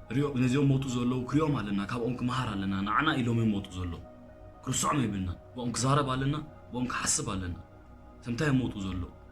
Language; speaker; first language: Tigrinya; early bilingual, heritage; Tigrinya